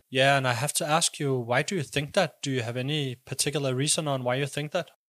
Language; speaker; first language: English; non-native, fluent; Danish